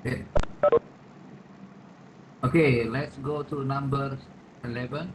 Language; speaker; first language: English; non-native, fluent; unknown